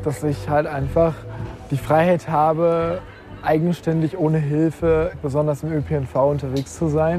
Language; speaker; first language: German; native; German